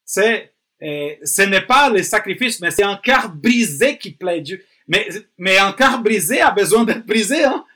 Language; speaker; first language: French; non-native, fluent; Portuguese